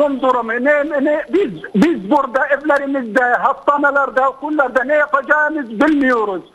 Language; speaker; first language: Turkish; non-native, fluent; Arabic